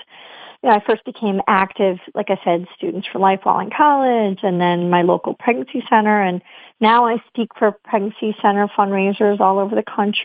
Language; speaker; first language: English; native; English